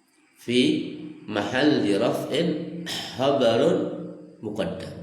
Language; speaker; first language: Arabic; non-native, fluent; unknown